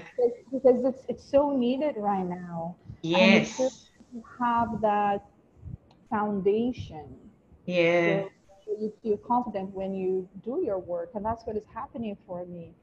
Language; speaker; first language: English; non-native, fluent; Portuguese